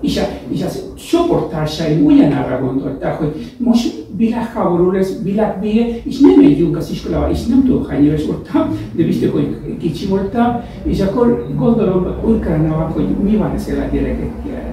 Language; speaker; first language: Hungarian; non-native, fluent; Spanish